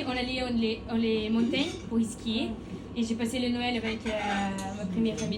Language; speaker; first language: French; non-native, learner; Portuguese